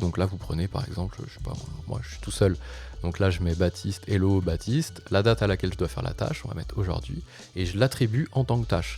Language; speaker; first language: French; native; French